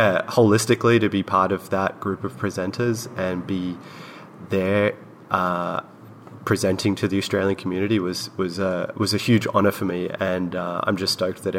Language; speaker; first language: English; native; English